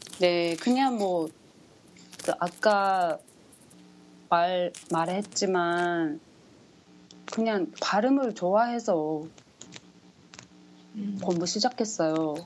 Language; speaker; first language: Korean; non-native, learner; Japanese